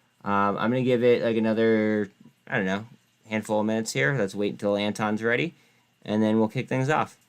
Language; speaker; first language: English; native; English